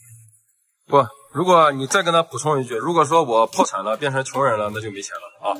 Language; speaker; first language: Chinese; native; Chinese